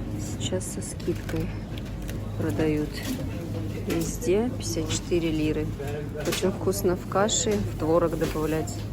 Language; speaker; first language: Russian; non-native, local second language; Tatar